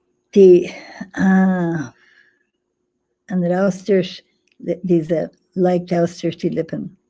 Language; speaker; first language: German; non-native, fluent; English